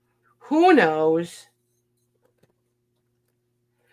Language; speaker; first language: English; native; English